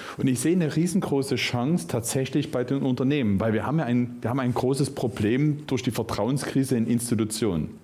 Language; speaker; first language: German; native; German